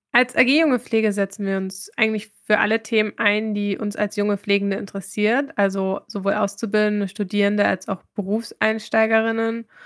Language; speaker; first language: German; native; German